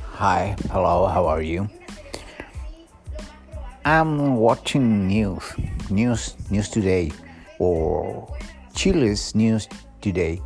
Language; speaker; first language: English; non-native, learner; Spanish